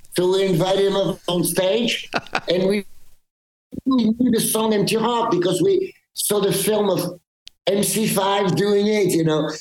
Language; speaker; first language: English; early bilingual, other home language; French